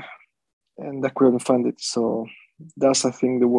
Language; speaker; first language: English; non-native, fluent; French